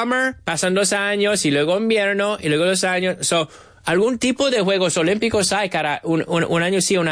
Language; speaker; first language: Spanish; non-native, learner; English